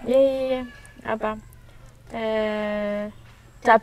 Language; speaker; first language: Indonesian; non-native, learner; French